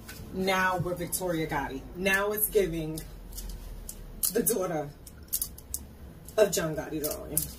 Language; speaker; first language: English; native; English